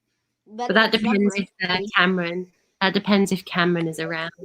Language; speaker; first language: English; native; English